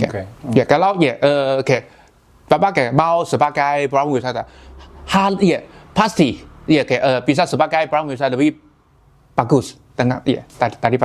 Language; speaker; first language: Indonesian; non-native, learner; Chinese